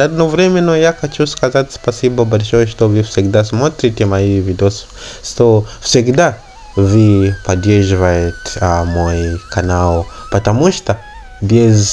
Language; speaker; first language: Russian; non-native, learner; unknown